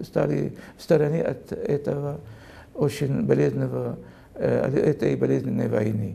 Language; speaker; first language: Russian; non-native, fluent; Arabic